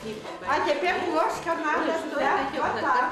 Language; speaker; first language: Russian; non-native, local second language; Lithuanian